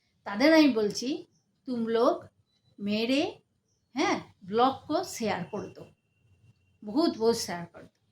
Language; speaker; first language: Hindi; non-native, learner; Bangla